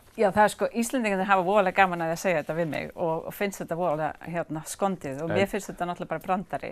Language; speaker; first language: Icelandic; native; Icelandic